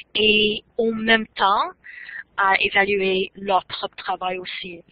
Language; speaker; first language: French; non-native, fluent; English